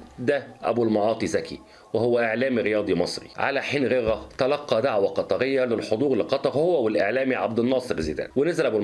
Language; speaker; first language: Arabic; native; Arabic